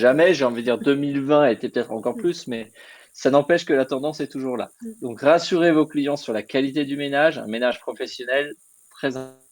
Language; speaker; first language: French; native; French